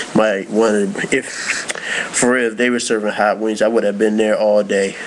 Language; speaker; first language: English; native; English